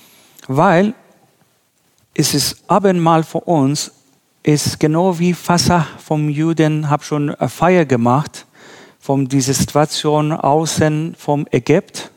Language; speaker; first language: German; non-native, learner; Persian